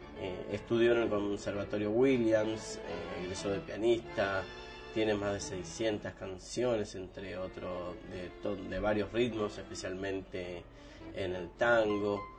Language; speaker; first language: Spanish; native; Spanish